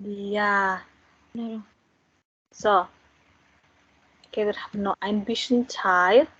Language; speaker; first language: German; non-native, fluent; Indonesian